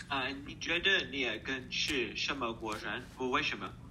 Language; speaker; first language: Chinese; early bilingual, heritage; English